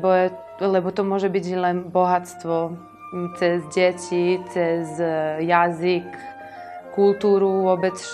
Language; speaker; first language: Slovak; non-native, local second language; Serbian